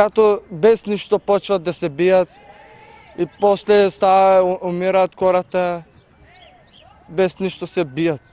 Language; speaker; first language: Bulgarian; non-native, local second language; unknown